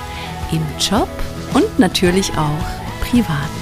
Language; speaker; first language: German; native; German